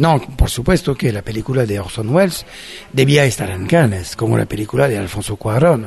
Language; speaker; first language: Spanish; non-native, fluent; French